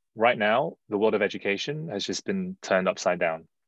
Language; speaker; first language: English; early bilingual, other home language; Chinese